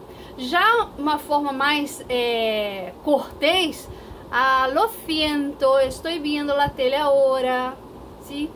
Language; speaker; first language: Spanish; non-native, fluent; Portuguese